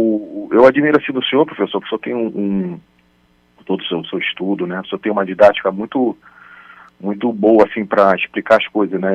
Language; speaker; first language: Portuguese; native; Portuguese